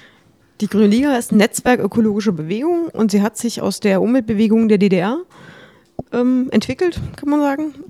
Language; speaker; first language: German; native; German